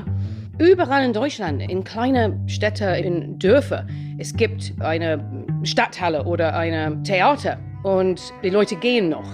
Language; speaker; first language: German; non-native, fluent; English